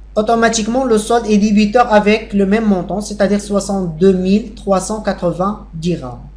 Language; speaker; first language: French; non-native, local second language; Arabic